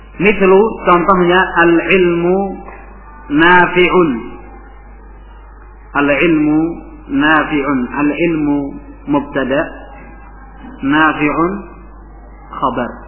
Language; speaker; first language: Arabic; non-native, fluent; Indonesian